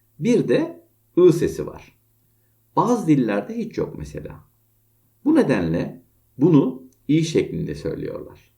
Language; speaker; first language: Turkish; native; Turkish